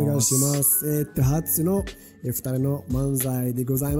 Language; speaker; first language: Japanese; non-native, fluent; Arabic